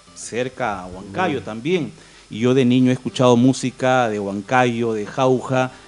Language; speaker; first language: Spanish; native; Spanish